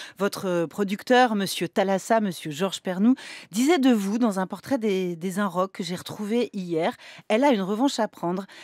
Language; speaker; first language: French; native; French